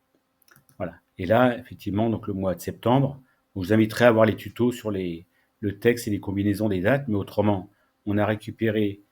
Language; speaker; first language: French; native; French